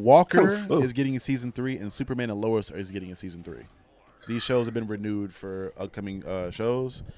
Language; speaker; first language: English; native; English